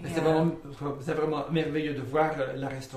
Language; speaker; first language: French; native; French